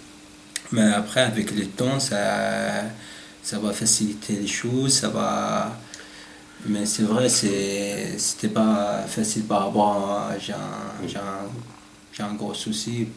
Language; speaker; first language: French; non-native, learner; Arabic